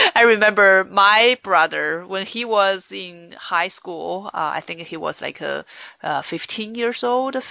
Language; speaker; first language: English; non-native, fluent; Chinese